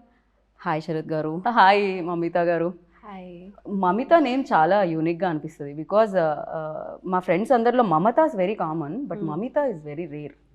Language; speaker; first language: Telugu; native; Telugu